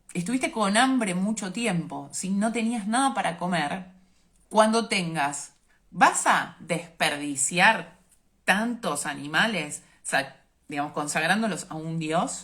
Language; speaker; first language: Spanish; native; Spanish